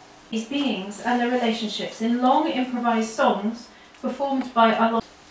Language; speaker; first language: English; native; English